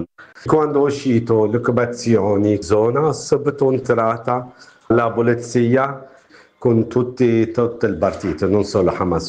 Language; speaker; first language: Italian; non-native, learner; Arabic